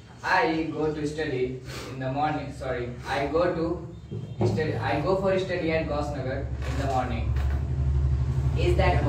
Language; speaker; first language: English; non-native, learner; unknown